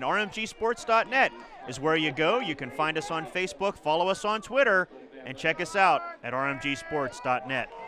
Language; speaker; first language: English; native; English